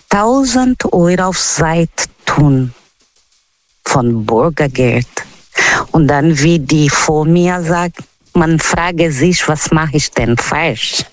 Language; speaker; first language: German; non-native, learner; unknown